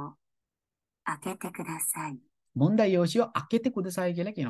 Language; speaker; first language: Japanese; non-native, fluent; Sinhala